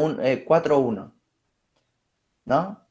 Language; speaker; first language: Spanish; native; Spanish